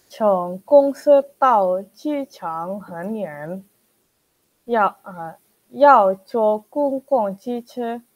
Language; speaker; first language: Chinese; non-native, learner; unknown